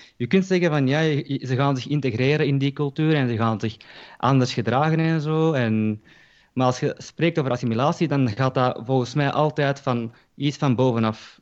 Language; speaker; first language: Dutch; early bilingual, other home language; Turkish